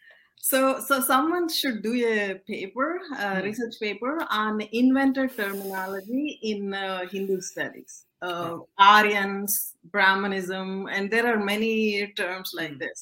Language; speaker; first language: English; non-native, local second language; Telugu